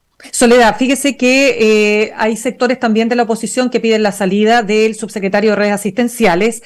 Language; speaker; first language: Spanish; native; Spanish